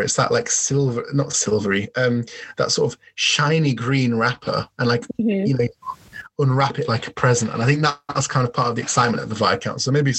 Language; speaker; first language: English; native; English